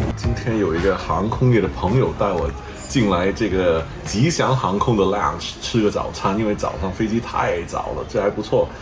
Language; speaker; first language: Chinese; native; Chinese